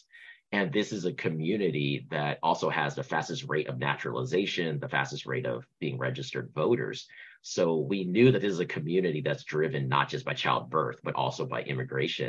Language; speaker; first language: English; early bilingual, other home language; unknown